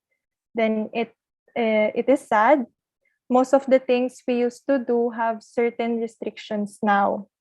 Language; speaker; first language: English; non-native, local second language; Filipino